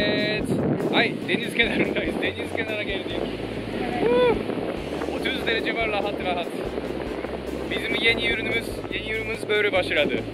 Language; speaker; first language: Turkish; non-native, fluent; Japanese